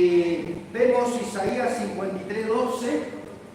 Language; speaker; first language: Spanish; native; Spanish